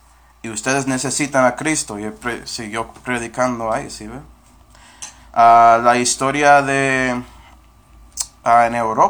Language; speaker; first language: Spanish; non-native, fluent; English